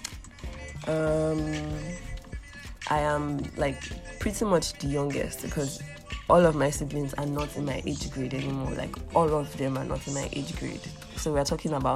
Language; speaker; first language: English; non-native, local second language; Yoruba